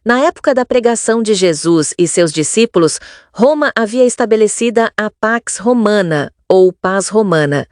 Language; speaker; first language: Portuguese; native; Portuguese